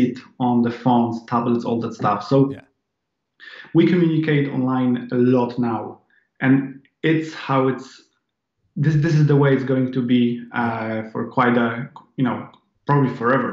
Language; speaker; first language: English; non-native, fluent; Polish